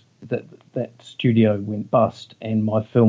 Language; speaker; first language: English; native; English